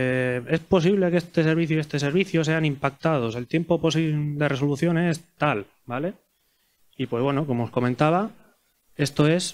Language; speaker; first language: Spanish; native; Spanish